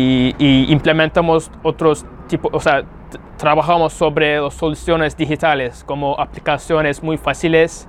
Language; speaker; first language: Spanish; non-native, fluent; Turkish